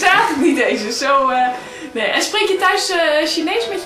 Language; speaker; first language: Dutch; native; Dutch